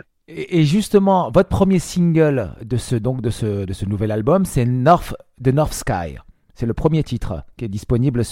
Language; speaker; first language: French; native; French